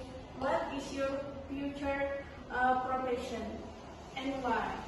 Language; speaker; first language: English; non-native, learner; Indonesian